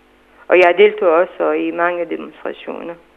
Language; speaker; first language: Danish; non-native, fluent; Arabic